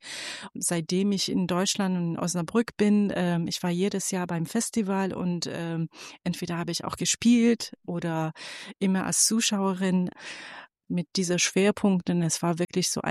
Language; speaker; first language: German; non-native, fluent; Persian